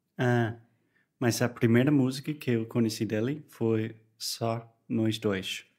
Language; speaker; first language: Portuguese; non-native, fluent; English